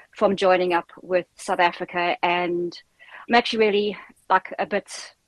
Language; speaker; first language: English; native; English